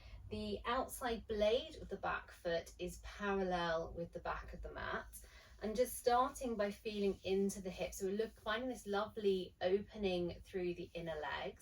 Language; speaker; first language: English; native; English